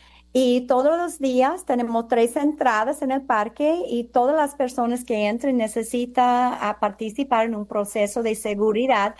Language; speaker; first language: Spanish; non-native, fluent; English